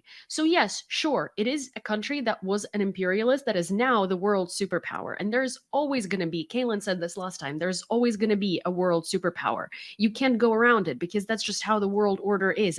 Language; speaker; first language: English; non-native, fluent; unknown